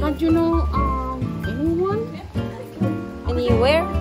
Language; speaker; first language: English; non-native, learner; Korean